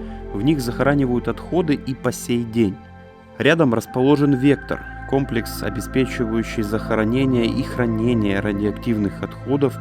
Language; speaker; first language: Russian; native; Russian